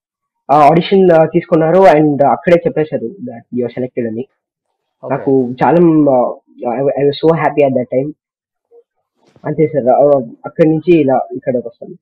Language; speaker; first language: Telugu; non-native, learner; Kannada